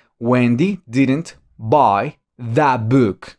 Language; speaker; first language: English; non-native, fluent; Spanish